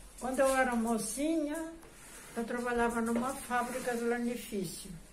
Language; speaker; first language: Portuguese; native; Portuguese